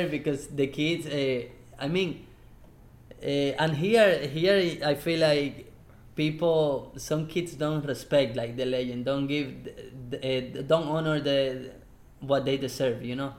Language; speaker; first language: English; non-native, fluent; Spanish